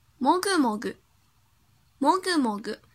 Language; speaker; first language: Japanese; non-native, fluent; Chinese